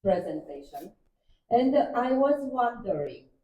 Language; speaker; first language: English; non-native, learner; Romanian